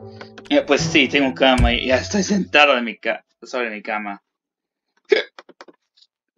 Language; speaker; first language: Portuguese; non-native, learner; English